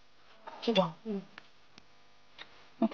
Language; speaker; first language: Chinese; non-native, fluent; Korean